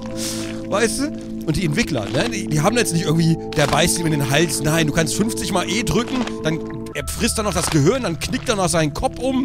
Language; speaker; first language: German; native; German